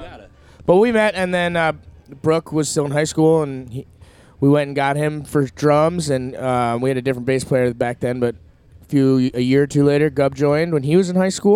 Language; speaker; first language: English; native; English